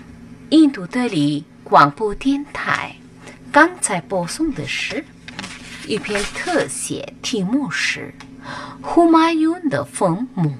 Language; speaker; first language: Chinese; non-native, fluent; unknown